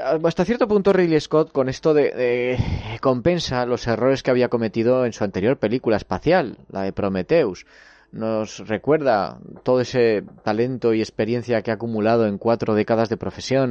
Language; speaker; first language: Spanish; native; Spanish